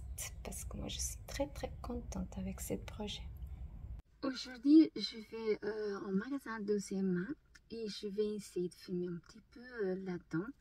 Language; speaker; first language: French; non-native, fluent; Portuguese